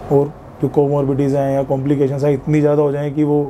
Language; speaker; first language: Hindi; native; Hindi